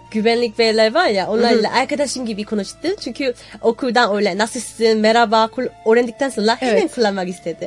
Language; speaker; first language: Turkish; non-native, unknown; Korean